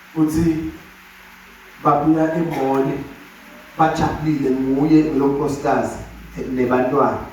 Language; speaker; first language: Zulu; non-native, local second language; Swati